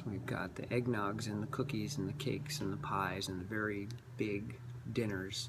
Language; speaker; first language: English; native; English